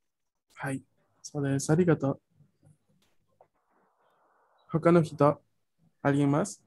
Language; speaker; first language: Japanese; non-native, fluent; Spanish